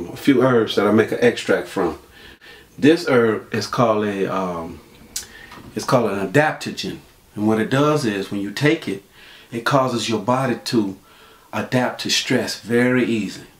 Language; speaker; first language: English; native; English